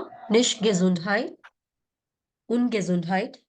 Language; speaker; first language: German; non-native, fluent; Malayalam